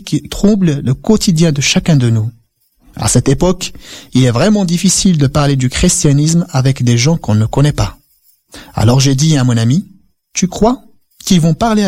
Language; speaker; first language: French; non-native, local second language; Kabyle